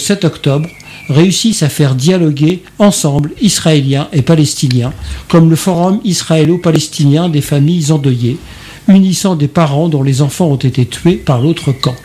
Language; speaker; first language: French; native; French